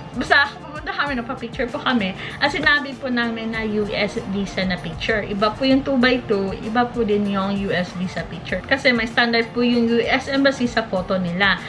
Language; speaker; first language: Filipino; non-native, local second language; Cebuano